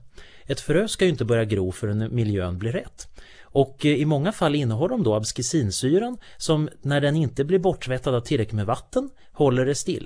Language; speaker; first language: Swedish; native; Swedish